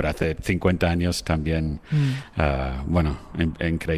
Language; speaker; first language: Spanish; non-native, fluent; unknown